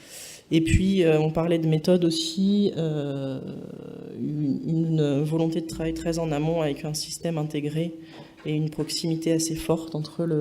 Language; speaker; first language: French; native; French